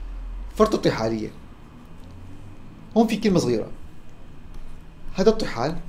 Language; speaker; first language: Arabic; native; Arabic